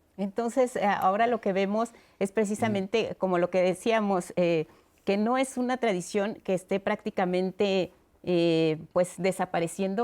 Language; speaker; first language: Spanish; native; Spanish